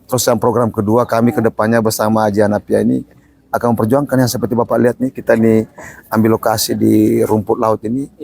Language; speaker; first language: Indonesian; non-native, local second language; Buginese